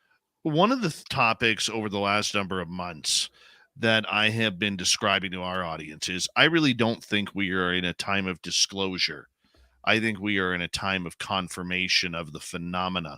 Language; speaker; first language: English; native; English